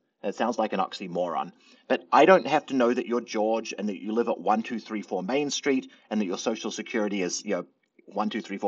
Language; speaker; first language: English; native; English